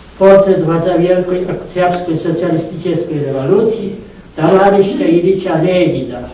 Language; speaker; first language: Polish; native; Polish